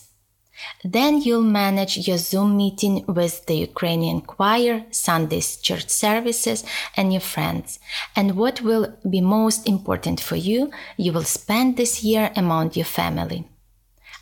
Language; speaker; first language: English; non-native, fluent; Ukrainian